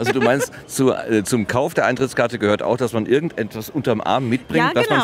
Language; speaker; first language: German; native; German